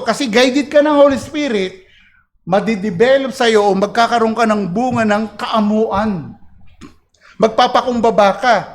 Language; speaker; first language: Filipino; native; Filipino